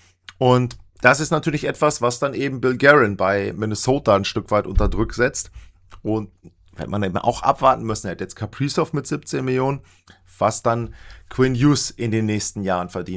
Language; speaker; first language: German; native; German